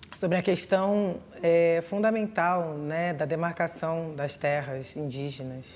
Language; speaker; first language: Portuguese; native; Portuguese